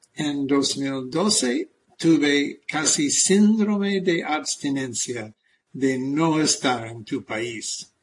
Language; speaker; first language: Spanish; non-native, fluent; English